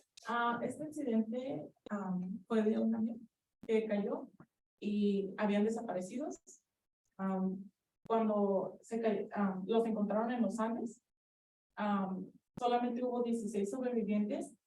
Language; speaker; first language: Spanish; early bilingual, heritage; Spanish